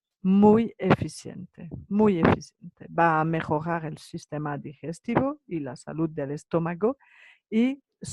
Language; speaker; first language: Spanish; non-native, learner; French